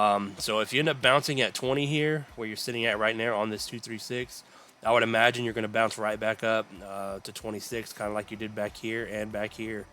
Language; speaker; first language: English; native; English